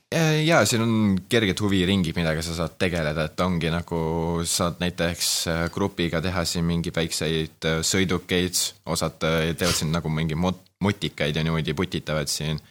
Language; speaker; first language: Estonian; native; Estonian